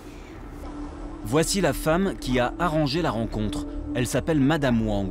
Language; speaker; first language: French; native; French